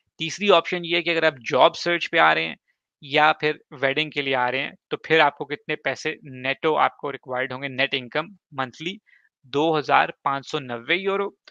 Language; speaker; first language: Urdu; native; Urdu